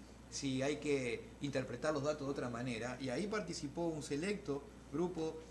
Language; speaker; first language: Spanish; native; Spanish